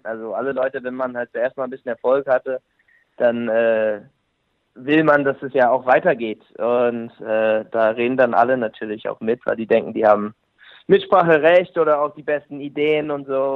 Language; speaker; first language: German; non-native, fluent; English